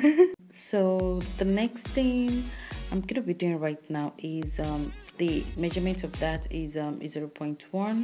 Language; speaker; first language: English; non-native, local second language; Yoruba